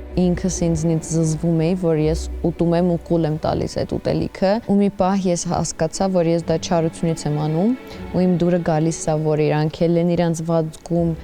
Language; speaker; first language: Armenian; early bilingual, heritage; Armenian